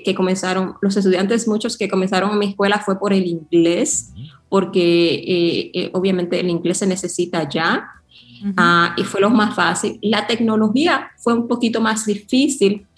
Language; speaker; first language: Spanish; early bilingual, heritage; Spanish